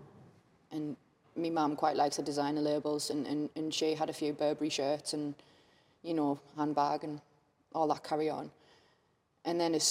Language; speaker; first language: English; native; English